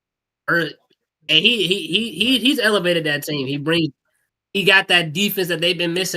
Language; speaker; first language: English; native; English